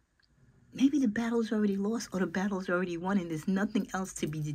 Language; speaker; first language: English; native; English